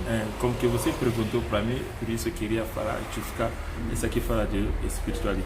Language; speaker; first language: Portuguese; non-native, learner; Luba-Lulua